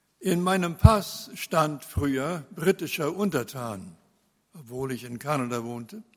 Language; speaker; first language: German; early bilingual, heritage; German